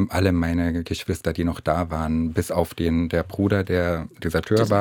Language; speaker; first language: German; non-native, fluent; Arabic